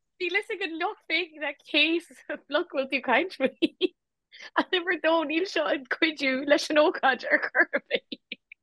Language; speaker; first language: Irish; non-native, local second language; English